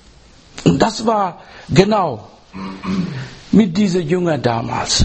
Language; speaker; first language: German; non-native, learner; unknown